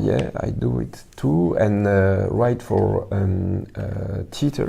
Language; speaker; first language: English; non-native, learner; French